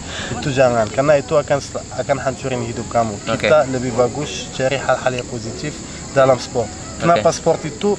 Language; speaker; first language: Indonesian; non-native, fluent; Arabic